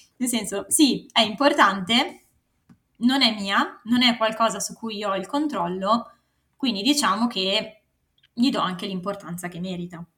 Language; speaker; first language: Italian; native; Italian